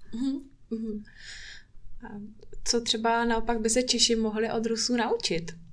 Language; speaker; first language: Czech; native; Czech